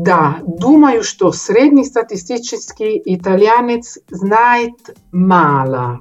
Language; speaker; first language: Russian; non-native, learner; Italian